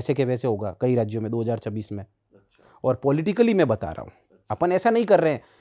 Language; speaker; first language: Hindi; native; Hindi